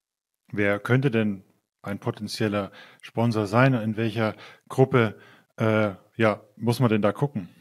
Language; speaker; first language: German; native; German